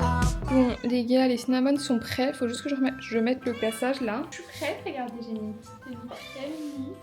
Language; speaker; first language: French; native; French